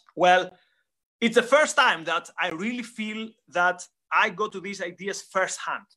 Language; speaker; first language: English; non-native, fluent; Greek